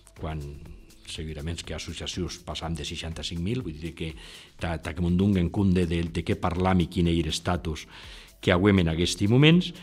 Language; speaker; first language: Catalan; non-native, local second language; Occitan